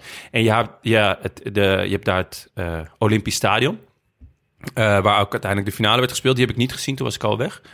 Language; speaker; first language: Dutch; native; Dutch